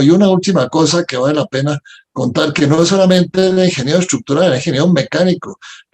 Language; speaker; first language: Spanish; native; Spanish